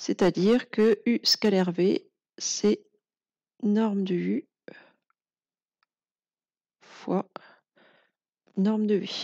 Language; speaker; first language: French; native; French